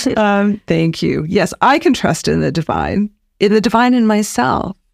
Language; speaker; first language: English; native; English